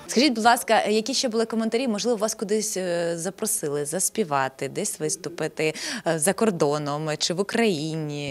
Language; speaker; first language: Ukrainian; native; Ukrainian